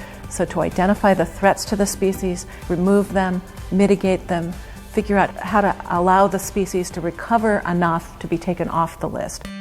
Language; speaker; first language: English; native; English